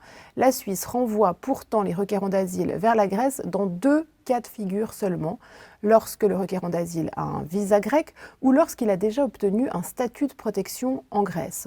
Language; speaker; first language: French; native; French